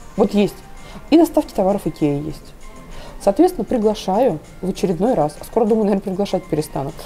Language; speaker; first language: Russian; native; Russian